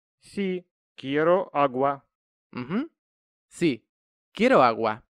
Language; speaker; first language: Spanish; non-native, fluent; Russian